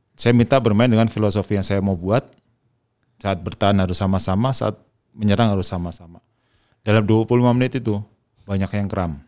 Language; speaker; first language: Indonesian; native; Indonesian